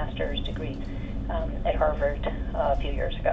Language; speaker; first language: English; non-native, local second language; Urdu